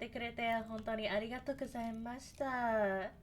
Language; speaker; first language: Japanese; non-native, learner; English